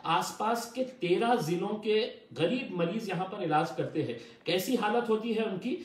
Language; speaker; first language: Hindi; non-native, local second language; Urdu